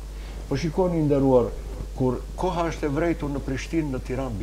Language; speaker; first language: Albanian; native; Albanian